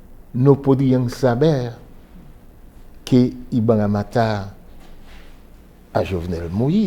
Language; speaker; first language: Spanish; non-native, fluent; Haitian Creole